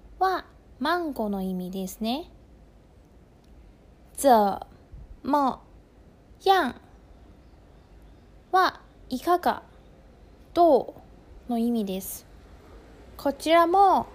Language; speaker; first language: Japanese; non-native, fluent; Chinese